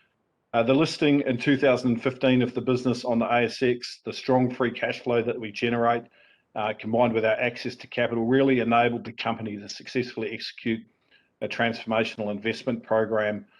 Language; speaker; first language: English; native; English